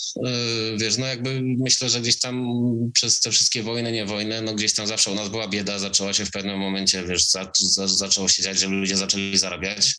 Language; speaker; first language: Polish; native; Polish